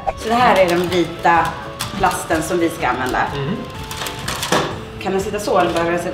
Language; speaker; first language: Swedish; native; Swedish